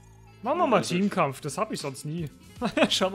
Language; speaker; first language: German; native; German